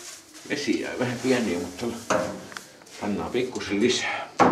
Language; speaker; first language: Finnish; native; Finnish